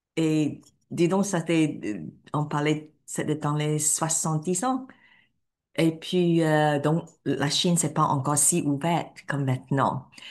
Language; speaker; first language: French; non-native, fluent; Cantonese